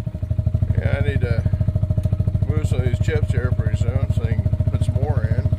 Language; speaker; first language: English; native; English